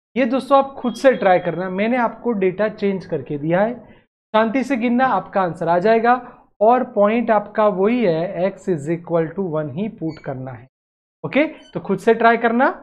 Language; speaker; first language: Hindi; non-native, local second language; Gujarati